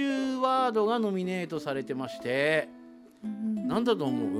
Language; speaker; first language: Japanese; native; Japanese